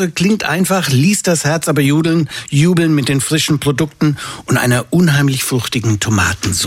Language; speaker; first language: German; native; German